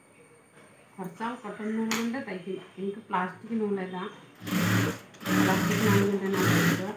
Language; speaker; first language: Malayalam; non-native, learner; Tamil